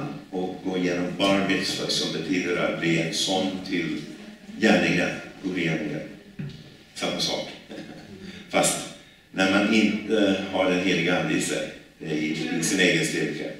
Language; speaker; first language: Swedish; non-native, fluent; English